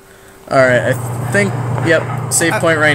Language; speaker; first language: English; native; English